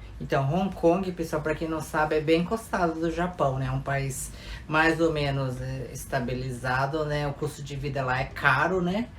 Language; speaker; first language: Portuguese; native; Portuguese